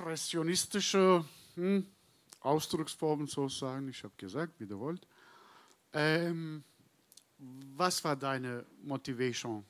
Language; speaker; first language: German; non-native, learner; Turkish